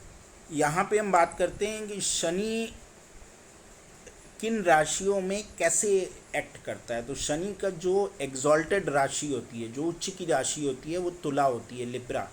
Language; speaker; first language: Hindi; native; Hindi